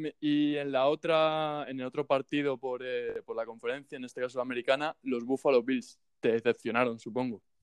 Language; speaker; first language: Spanish; native; Spanish